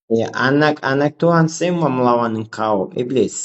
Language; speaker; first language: Malay; native; Malay